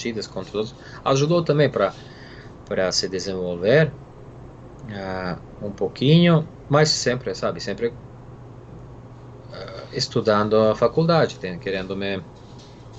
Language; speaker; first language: Portuguese; non-native, fluent; Serbian